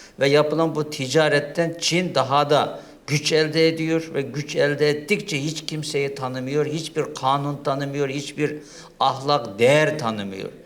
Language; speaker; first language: Turkish; non-native, fluent; Uyghur